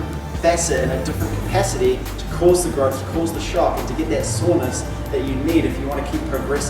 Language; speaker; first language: English; native; English